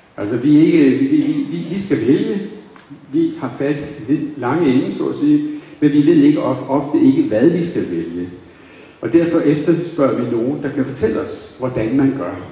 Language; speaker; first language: Danish; native; Danish